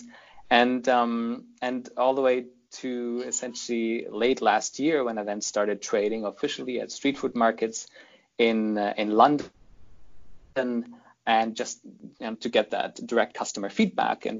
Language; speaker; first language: English; non-native, fluent; German